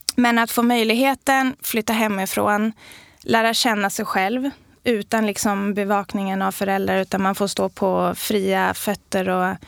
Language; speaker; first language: Swedish; native; Swedish